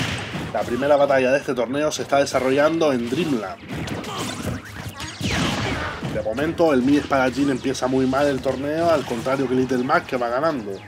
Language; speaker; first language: Spanish; native; Spanish